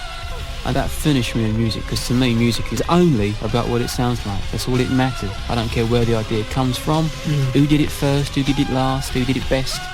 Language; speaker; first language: English; native; English